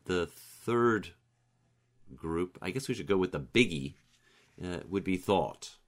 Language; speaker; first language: English; native; English